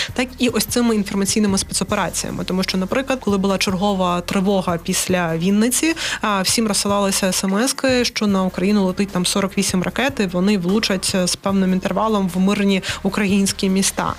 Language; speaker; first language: Ukrainian; native; Ukrainian